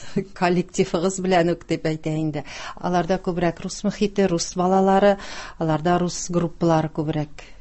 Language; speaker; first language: Tatar; native; Tatar